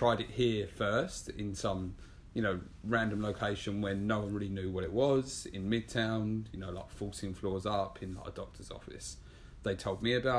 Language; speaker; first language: English; native; English